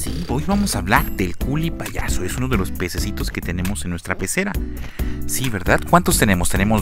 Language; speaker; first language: Spanish; native; Spanish